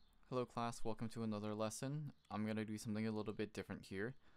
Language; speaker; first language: English; native; English